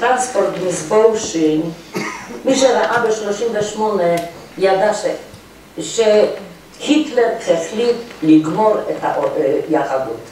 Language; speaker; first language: Hebrew; non-native, fluent; Polish